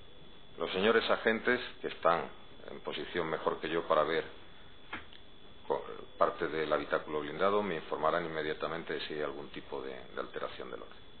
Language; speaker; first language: Spanish; native; Spanish